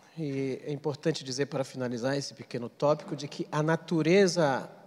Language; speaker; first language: Portuguese; native; Portuguese